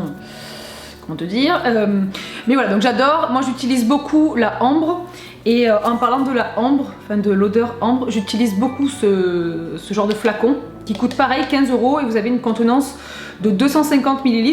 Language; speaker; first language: French; native; French